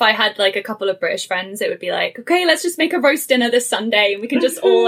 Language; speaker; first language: English; native; English